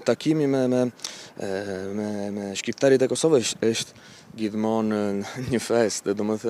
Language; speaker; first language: Albanian; early bilingual, heritage; Albanian